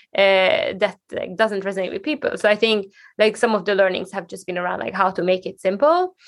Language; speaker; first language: English; non-native, fluent; Hungarian